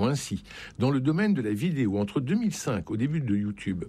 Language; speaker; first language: French; native; French